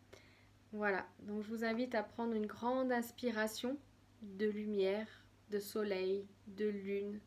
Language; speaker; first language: French; native; French